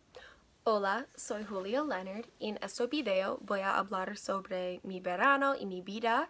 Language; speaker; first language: Spanish; non-native, learner; English